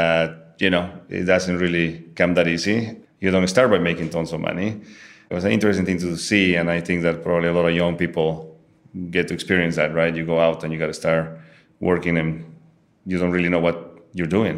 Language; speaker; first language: English; non-native, fluent; Spanish